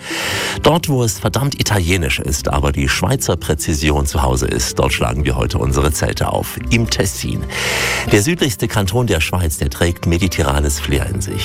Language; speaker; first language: German; native; German